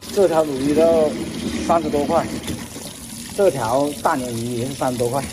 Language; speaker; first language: Chinese; native; Chinese